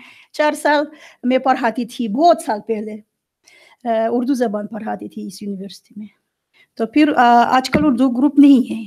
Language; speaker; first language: Hindi; non-native, fluent; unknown